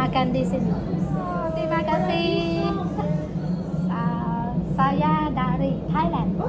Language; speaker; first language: Indonesian; non-native, learner; Thai